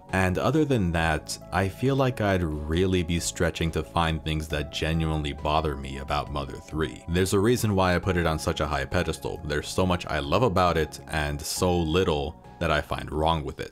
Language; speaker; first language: English; native; English